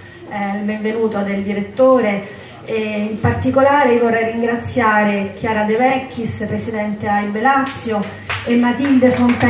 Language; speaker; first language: Italian; native; Italian